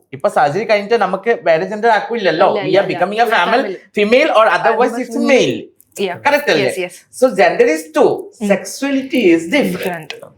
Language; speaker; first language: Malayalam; non-native, learner; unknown